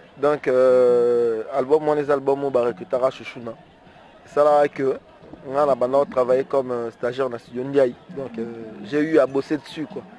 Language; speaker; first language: French; non-native, local second language; Lingala